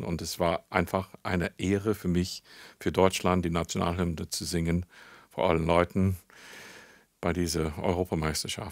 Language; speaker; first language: German; non-native, fluent; English